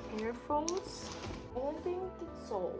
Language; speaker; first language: English; non-native, learner; Ukrainian